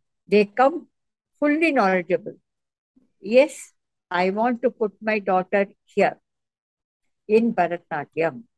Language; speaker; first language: Hindi; non-native, local second language; Tamil